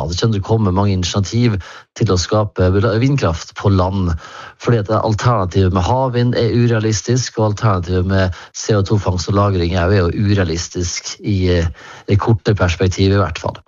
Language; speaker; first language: Norwegian; native; Norwegian